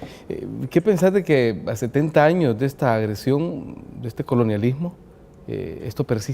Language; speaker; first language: Spanish; native; Spanish